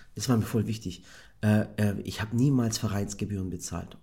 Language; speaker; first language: German; native; German